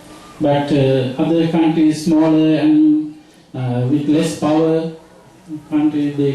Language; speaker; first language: English; non-native, local second language; Sinhala